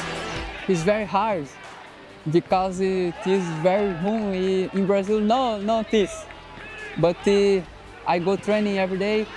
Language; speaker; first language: English; non-native, learner; Portuguese